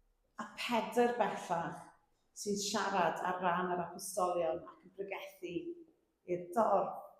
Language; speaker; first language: Welsh; native; Welsh